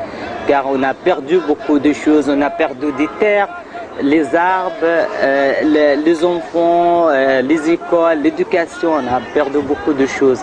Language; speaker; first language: French; non-native, learner; Arabic